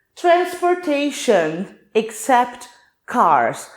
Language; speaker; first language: English; non-native, fluent; Portuguese